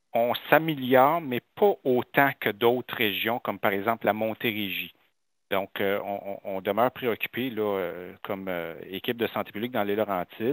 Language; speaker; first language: French; native; French